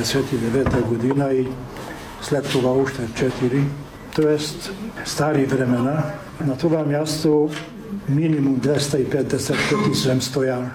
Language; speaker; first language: Bulgarian; non-native, fluent; Hungarian